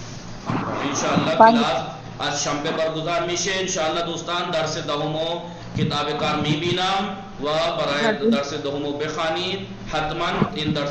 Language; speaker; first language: Persian; non-native, fluent; Urdu